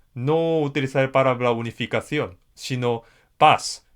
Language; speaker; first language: Spanish; non-native, fluent; Korean